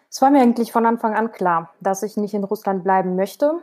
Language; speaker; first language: German; non-native, fluent; Russian